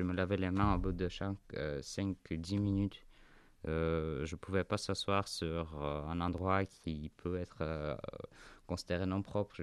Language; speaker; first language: French; non-native, fluent; Armenian